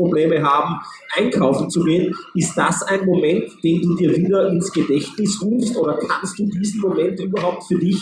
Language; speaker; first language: German; native; German